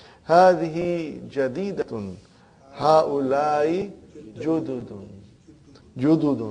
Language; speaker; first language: Arabic; non-native, fluent; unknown